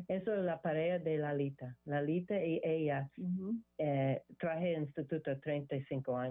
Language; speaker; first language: Spanish; non-native, learner; English